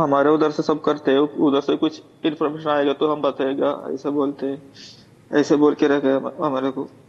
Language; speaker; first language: Hindi; non-native, local second language; Malayalam